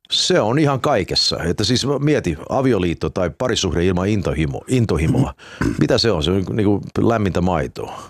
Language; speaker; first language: Finnish; early bilingual, heritage; Finnish